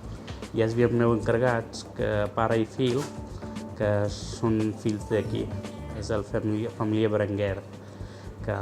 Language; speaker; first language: Catalan; non-native, learner; Punjabi